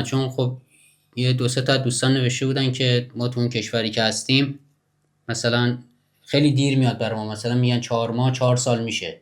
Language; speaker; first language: Persian; native; Persian